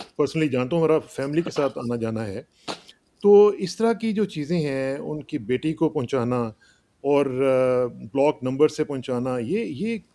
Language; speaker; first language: Urdu; non-native, local second language; Punjabi